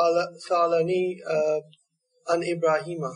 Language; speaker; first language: Arabic; non-native, learner; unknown